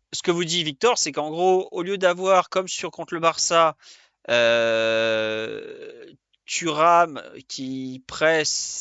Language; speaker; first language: French; native; French